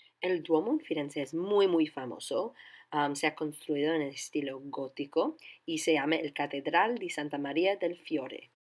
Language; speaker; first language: Spanish; non-native, learner; English